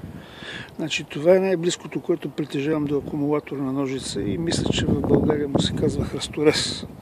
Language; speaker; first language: Bulgarian; native; Bulgarian